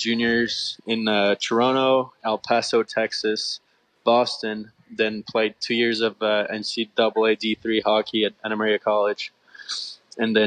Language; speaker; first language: English; non-native, fluent; French